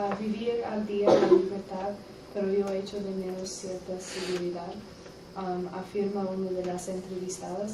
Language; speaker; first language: Spanish; non-native, learner; English